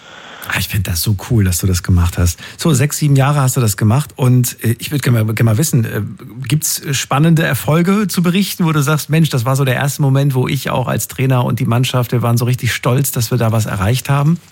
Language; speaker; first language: German; native; German